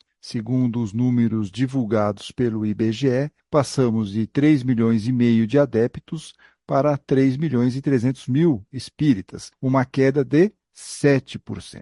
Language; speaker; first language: Portuguese; native; Portuguese